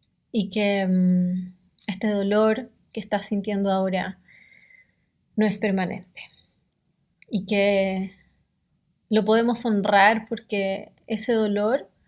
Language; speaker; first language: Spanish; native; Spanish